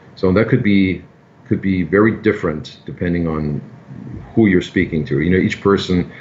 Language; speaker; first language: English; non-native, fluent; German